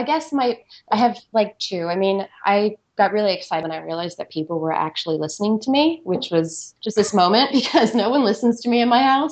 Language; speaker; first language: English; native; English